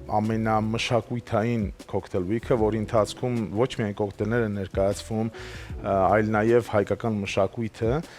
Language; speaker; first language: Armenian; native; Armenian